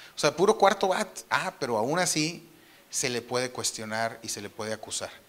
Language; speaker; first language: Spanish; native; Spanish